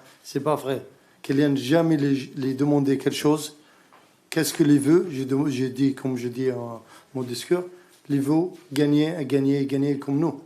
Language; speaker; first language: French; non-native, learner; Arabic